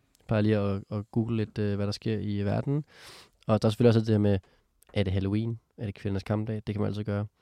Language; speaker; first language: Danish; native; Danish